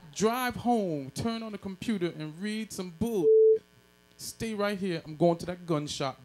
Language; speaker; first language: English; native; English